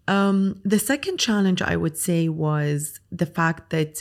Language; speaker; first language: English; non-native, fluent; Arabic